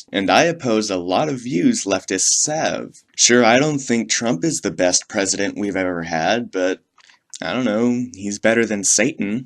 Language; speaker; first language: English; native; English